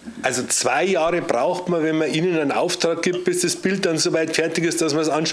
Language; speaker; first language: German; native; German